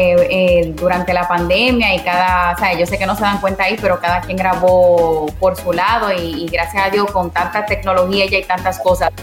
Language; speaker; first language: Spanish; native; Spanish